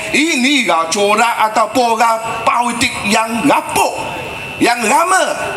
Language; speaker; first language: Malay; non-native, local second language; Chinese